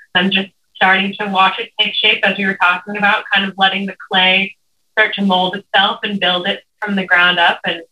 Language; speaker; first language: English; native; English